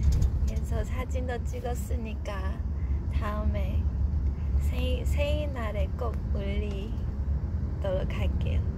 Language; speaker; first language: Korean; non-native, fluent; Chinese